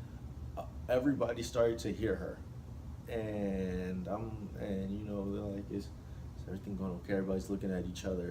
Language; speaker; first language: English; native; English